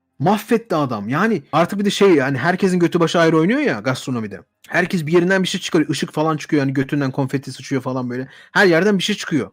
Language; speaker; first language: Turkish; native; Turkish